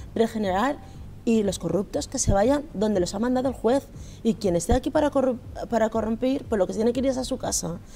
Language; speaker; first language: Spanish; native; Spanish